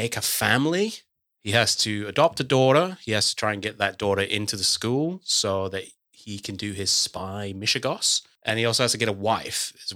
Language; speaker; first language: English; native; English